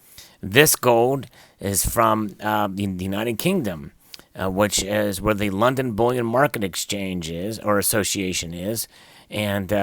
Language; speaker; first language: English; native; English